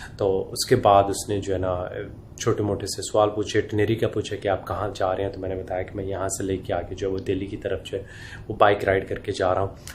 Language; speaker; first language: Hindi; native; Hindi